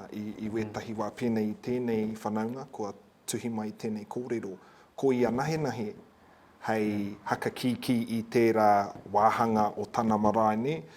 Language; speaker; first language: Māori; native; Māori